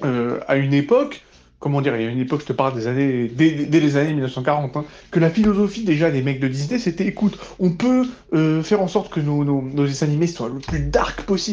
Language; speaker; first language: French; native; French